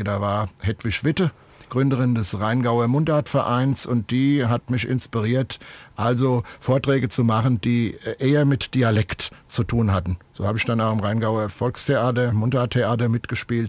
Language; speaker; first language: German; native; German